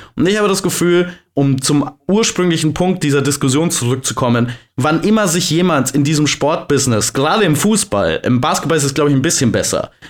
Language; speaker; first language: German; native; German